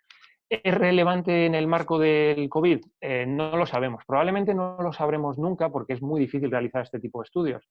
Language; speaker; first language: Spanish; native; Spanish